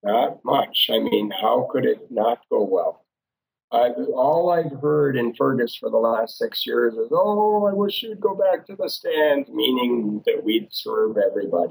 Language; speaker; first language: English; native; English